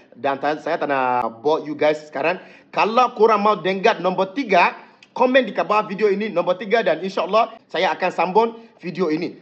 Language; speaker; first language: Malay; non-native, fluent; Yoruba